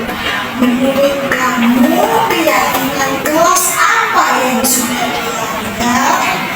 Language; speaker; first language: Indonesian; native; Indonesian